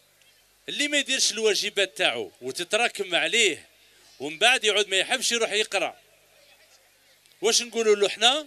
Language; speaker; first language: Arabic; native; Arabic